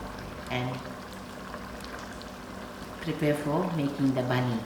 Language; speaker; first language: English; native; English